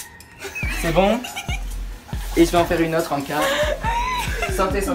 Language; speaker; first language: French; native; French